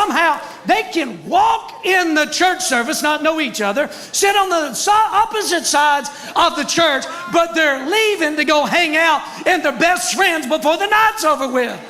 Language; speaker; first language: English; native; English